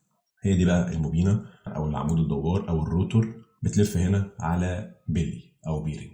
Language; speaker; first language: Arabic; native; Arabic